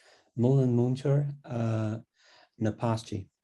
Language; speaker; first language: Irish; non-native, learner; English